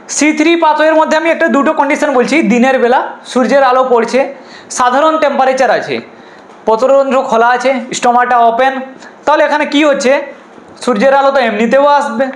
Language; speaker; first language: Bangla; non-native, local second language; Hindi